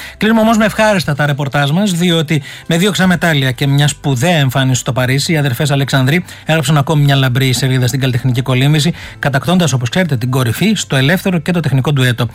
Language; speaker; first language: Greek; native; Greek